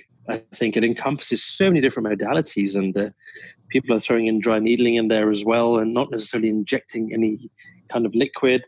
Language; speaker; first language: English; native; English